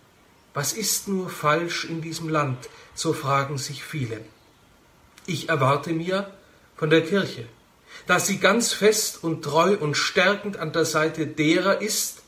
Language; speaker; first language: German; native; German